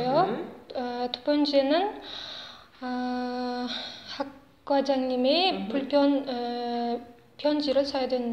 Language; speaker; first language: Korean; non-native, learner; Uzbek